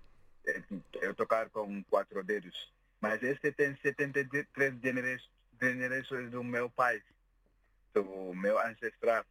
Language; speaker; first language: Portuguese; non-native, learner; Mandingo